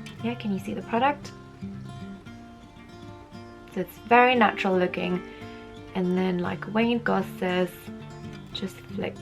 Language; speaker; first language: English; native; English